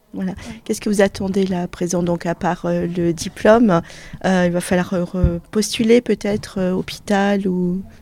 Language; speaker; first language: French; native; French